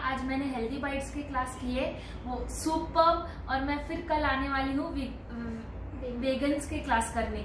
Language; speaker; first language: Hindi; non-native, local second language; Marathi